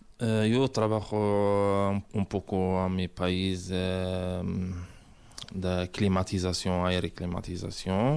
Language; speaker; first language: Spanish; non-native, learner; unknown